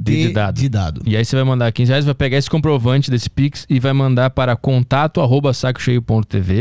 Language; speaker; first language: Portuguese; native; Portuguese